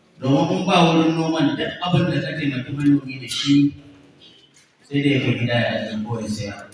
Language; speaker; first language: Hausa; native; Hausa